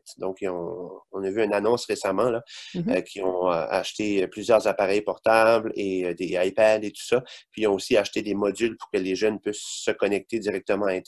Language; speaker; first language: French; native; French